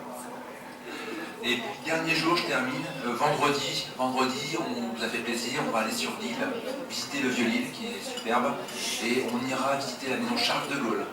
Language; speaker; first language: French; native; French